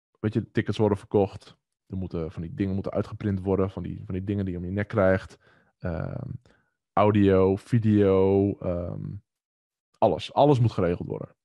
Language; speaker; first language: Dutch; native; Dutch